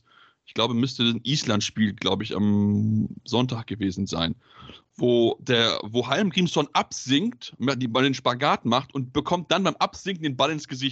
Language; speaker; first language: German; native; German